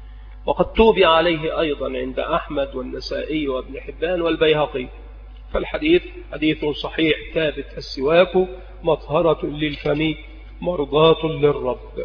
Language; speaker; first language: Arabic; native; Arabic